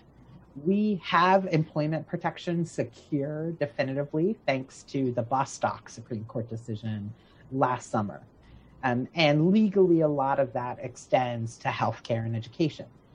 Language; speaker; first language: English; native; English